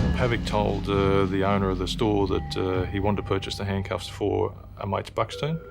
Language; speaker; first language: English; native; English